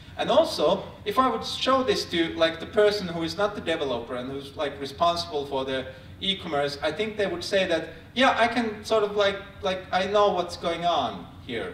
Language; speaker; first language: English; non-native, fluent; Finnish